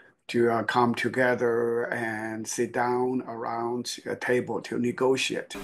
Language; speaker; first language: English; non-native, fluent; Chinese